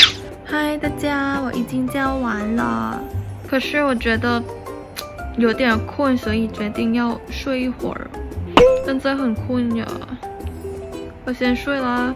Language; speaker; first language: Chinese; non-native, fluent; Thai